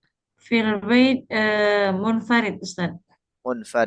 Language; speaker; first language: Arabic; non-native, learner; Indonesian